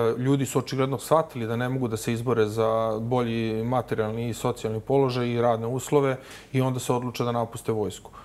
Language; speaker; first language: Serbian; native; Serbian